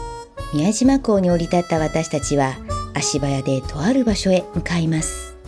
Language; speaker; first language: Japanese; native; Japanese